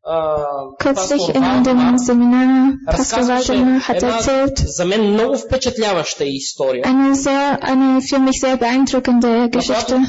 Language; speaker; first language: German; non-native, fluent; Bulgarian